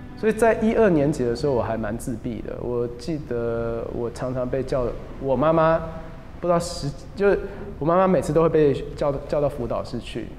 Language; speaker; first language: Chinese; non-native, local second language; Min Nan Chinese